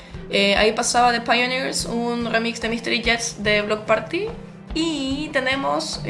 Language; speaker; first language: Spanish; native; Spanish